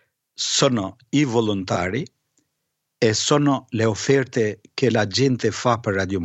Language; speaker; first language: Italian; non-native, fluent; Albanian